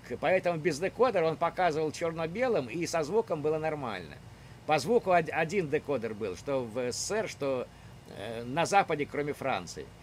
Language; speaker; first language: Russian; native; Russian